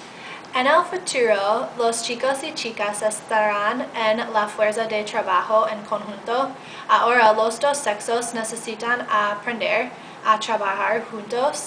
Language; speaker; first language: Spanish; non-native, learner; English